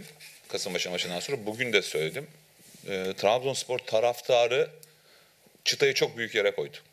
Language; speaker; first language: Turkish; native; Turkish